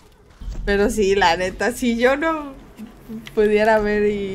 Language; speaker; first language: Spanish; native; Spanish